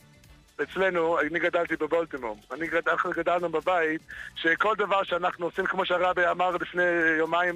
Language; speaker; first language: Hebrew; non-native, fluent; English